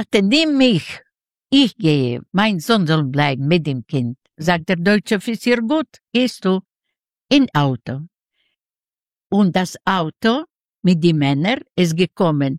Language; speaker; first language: German; non-native, learner; Yiddish